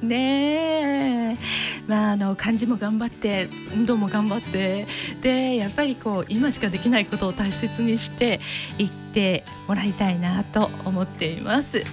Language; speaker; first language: Japanese; native; Japanese